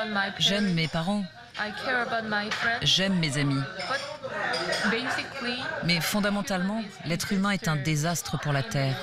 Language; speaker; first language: French; non-native, learner; Korean